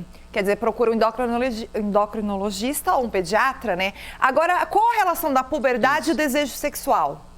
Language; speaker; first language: Portuguese; native; Portuguese